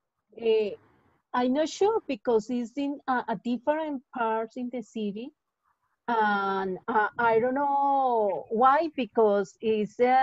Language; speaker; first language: English; non-native, learner; Spanish